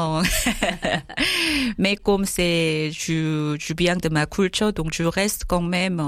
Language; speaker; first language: French; non-native, fluent; Korean